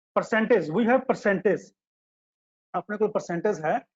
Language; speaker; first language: Hindi; non-native, local second language; Punjabi